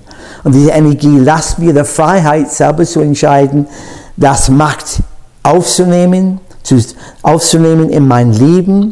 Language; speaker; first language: German; non-native, fluent; English